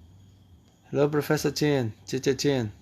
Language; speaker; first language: English; non-native, fluent; Portuguese